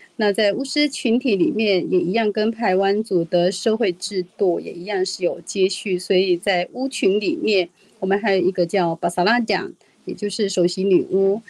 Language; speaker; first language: Chinese; non-native, local second language; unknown